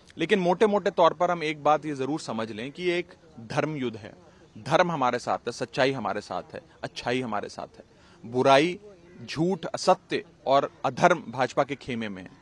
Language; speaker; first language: Hindi; native; Hindi